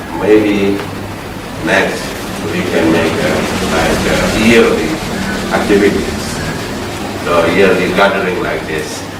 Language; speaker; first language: English; non-native, fluent; Indonesian